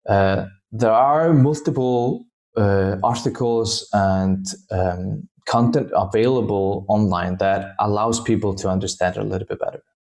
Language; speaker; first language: English; non-native, fluent; Danish